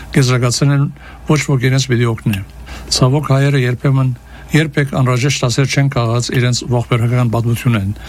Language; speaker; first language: Armenian; early bilingual, heritage; Armenian